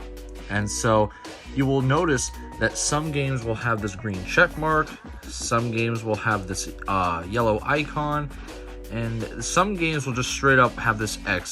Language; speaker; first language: English; native; English